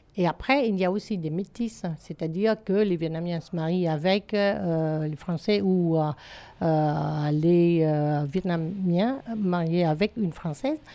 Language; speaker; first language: French; non-native, fluent; Vietnamese